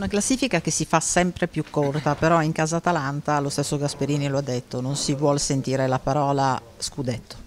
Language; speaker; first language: Italian; native; Italian